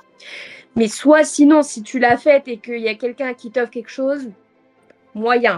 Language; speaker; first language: French; native; French